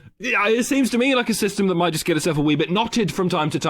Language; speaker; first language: English; native; English